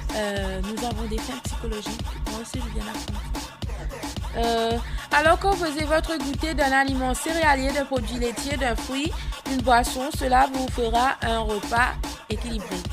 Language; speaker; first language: French; native; French